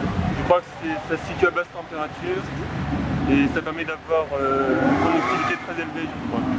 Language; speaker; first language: French; native; French